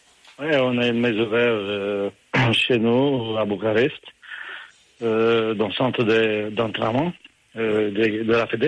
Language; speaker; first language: French; non-native, fluent; Romanian